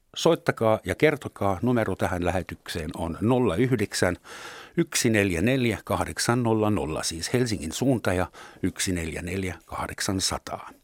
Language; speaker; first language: Finnish; non-native, fluent; German